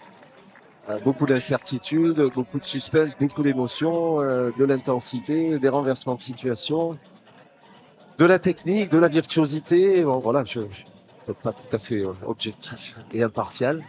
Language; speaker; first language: French; native; French